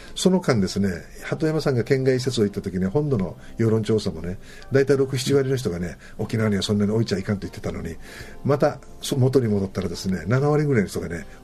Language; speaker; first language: Japanese; native; Japanese